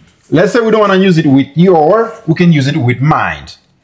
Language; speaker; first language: English; non-native, fluent; Haitian Creole